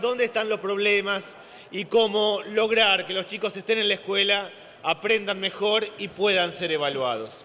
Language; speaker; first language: Spanish; native; Spanish